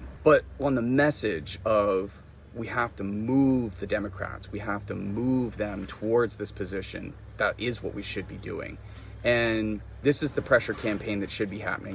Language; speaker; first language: English; native; English